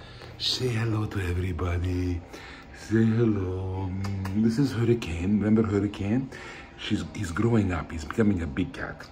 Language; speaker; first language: English; non-native, fluent; Hungarian